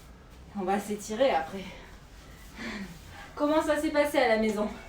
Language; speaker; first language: French; native; French